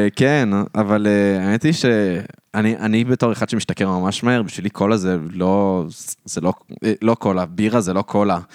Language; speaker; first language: Hebrew; native; Hebrew